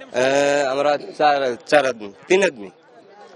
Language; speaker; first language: Hindi; non-native, learner; Bangla